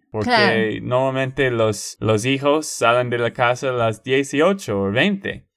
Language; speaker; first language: Spanish; non-native, fluent; English